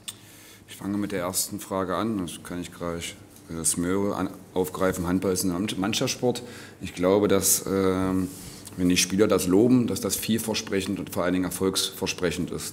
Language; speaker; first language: German; native; German